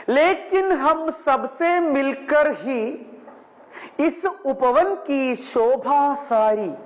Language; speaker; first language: Hindi; non-native, local second language; Malayalam